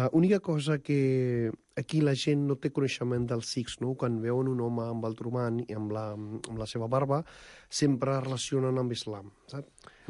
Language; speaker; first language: Catalan; non-native, fluent; Punjabi